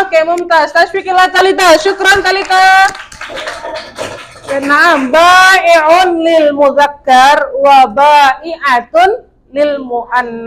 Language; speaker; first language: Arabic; non-native, fluent; Indonesian